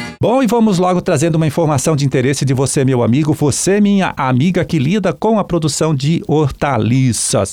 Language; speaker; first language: Portuguese; native; Portuguese